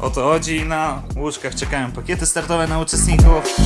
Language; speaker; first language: Polish; native; Polish